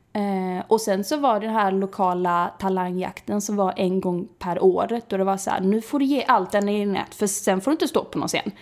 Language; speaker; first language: Swedish; native; Swedish